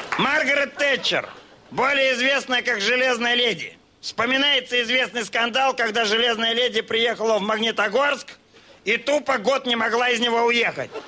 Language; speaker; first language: Russian; native; Russian